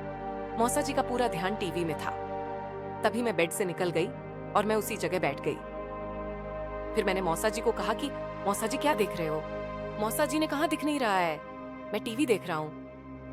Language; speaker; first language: Hindi; native; Hindi